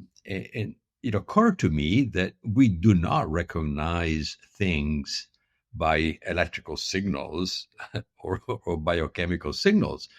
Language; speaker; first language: English; non-native, fluent; Italian